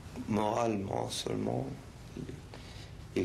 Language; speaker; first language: French; non-native, learner; Spanish